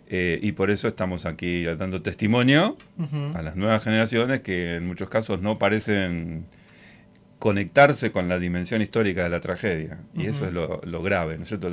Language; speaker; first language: Spanish; native; Spanish